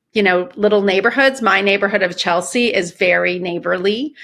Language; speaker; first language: English; early bilingual, other home language; Persian